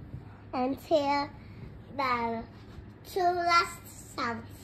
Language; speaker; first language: English; non-native, learner; Vietnamese